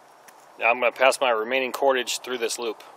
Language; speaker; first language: English; native; English